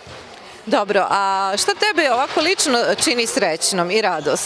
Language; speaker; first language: Serbian; native; Serbian